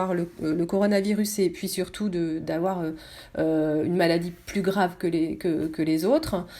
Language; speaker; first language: French; native; French